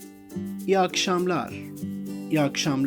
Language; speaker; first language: Turkish; non-native, fluent; Persian